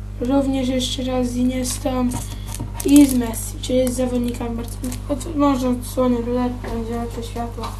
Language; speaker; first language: Polish; native; Polish